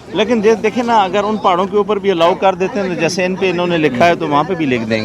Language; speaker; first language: Urdu; native; Urdu